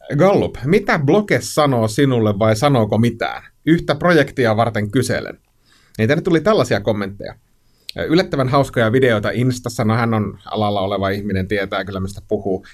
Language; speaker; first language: Finnish; native; Finnish